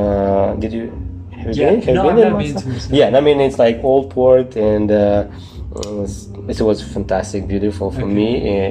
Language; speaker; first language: English; non-native, learner; Russian